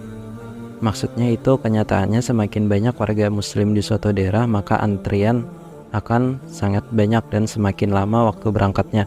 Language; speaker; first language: Indonesian; native; Indonesian